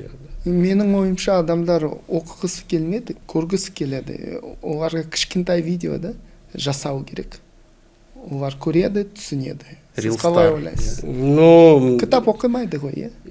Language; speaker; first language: Kazakh; non-native, local second language; Russian